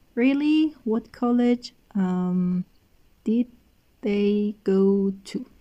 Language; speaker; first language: English; non-native, fluent; Persian